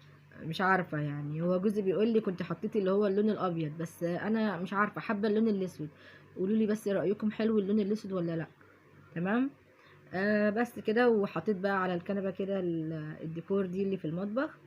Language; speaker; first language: Arabic; native; Arabic